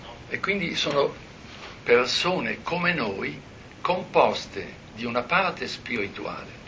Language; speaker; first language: Italian; native; Italian